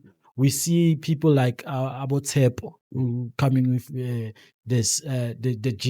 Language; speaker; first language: English; non-native, local second language; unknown